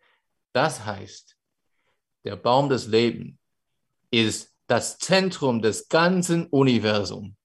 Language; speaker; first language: German; non-native, fluent; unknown